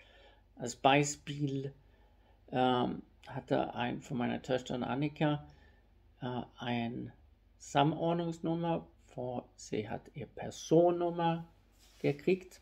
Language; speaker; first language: German; non-native, fluent; Swedish